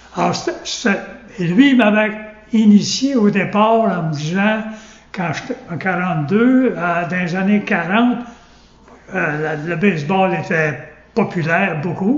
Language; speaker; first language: French; native; French